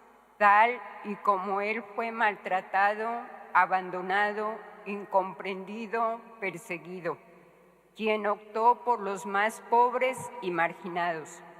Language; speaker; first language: Spanish; native; Spanish